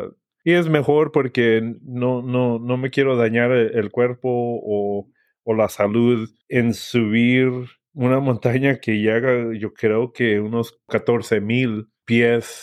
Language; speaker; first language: Spanish; early bilingual, heritage; English